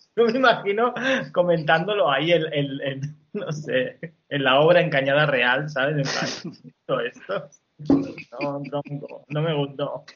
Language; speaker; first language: Spanish; native; Spanish